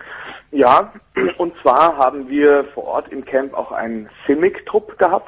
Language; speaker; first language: German; native; German